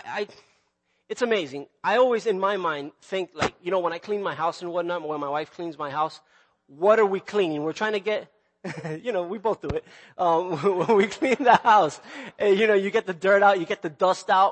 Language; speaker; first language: English; native; English